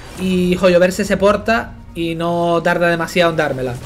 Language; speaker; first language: Spanish; native; Spanish